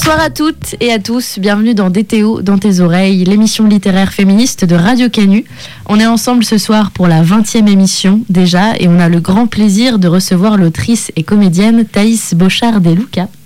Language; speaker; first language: French; native; French